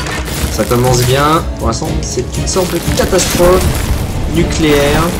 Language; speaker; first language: French; native; French